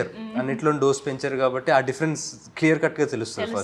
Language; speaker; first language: Telugu; native; Telugu